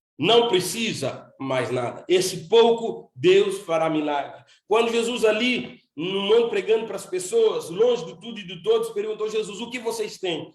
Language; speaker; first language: Portuguese; non-native, local second language; Kabuverdianu